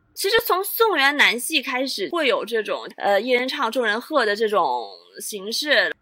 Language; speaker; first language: Chinese; native; Chinese